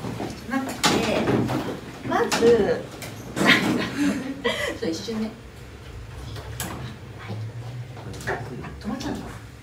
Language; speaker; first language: Japanese; native; Japanese